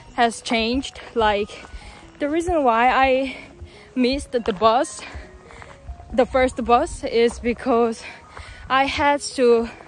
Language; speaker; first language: English; non-native, fluent; Korean